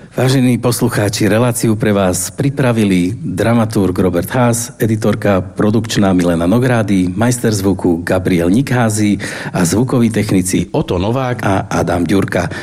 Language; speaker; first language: Slovak; native; Slovak